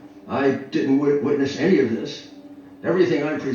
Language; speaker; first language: English; native; English